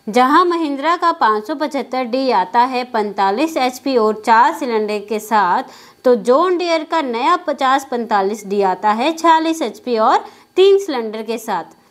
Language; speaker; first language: Hindi; native; Hindi